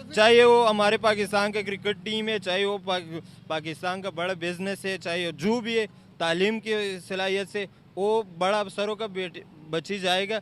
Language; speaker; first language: Hindi; non-native, local second language; Pashto